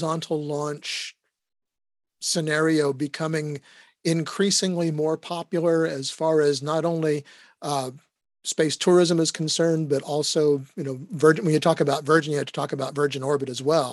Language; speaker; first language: English; native; English